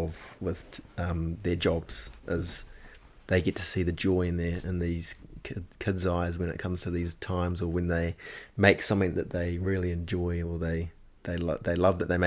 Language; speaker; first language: English; native; English